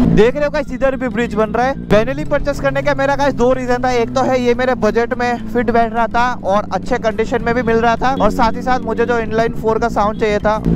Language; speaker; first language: Hindi; non-native, local second language; Assamese